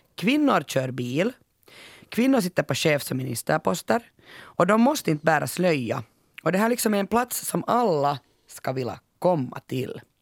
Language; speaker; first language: Swedish; native; Swedish